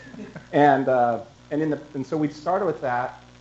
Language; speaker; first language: English; native; English